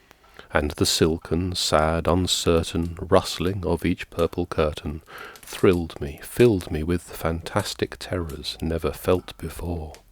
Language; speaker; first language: English; native; English